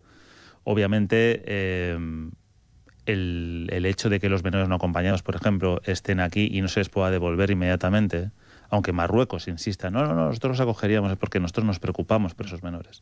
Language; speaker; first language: Spanish; native; Spanish